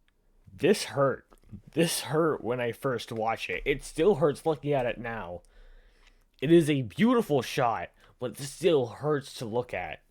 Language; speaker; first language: English; native; English